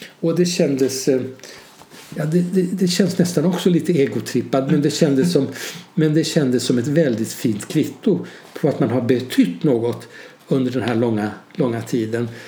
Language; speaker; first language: Swedish; early bilingual, other home language; Hungarian